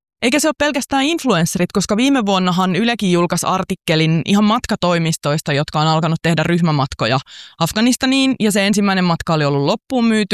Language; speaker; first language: Finnish; native; Finnish